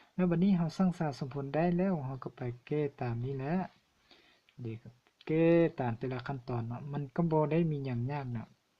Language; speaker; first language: Lao; non-native, local second language; Hmong